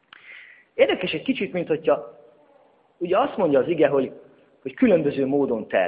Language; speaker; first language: Hungarian; native; Hungarian